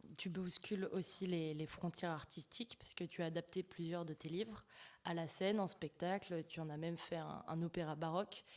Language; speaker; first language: French; native; French